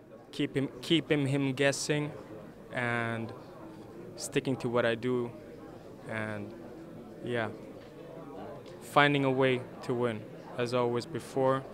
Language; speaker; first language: English; non-native, fluent; Swedish